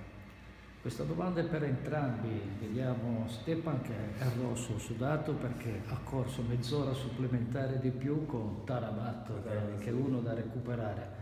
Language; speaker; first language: Italian; native; Italian